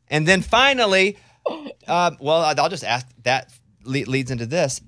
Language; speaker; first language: English; native; English